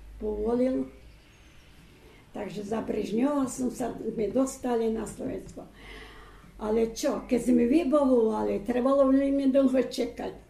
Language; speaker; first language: Slovak; non-native, local second language; Rusyn